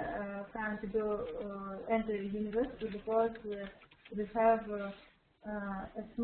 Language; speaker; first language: English; non-native, learner; Russian